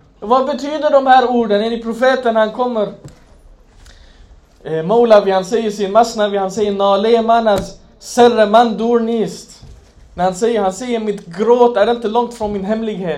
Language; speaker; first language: Swedish; non-native, fluent; Arabic